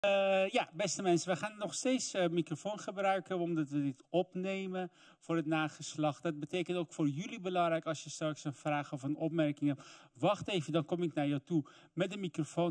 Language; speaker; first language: Dutch; early bilingual, other home language; Persian